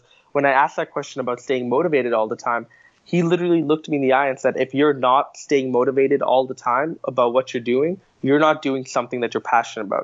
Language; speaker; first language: English; native; English